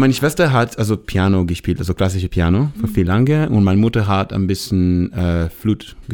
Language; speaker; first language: German; non-native, learner; Hebrew